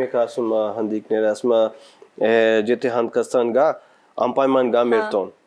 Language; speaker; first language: Armenian; non-native, learner; Punjabi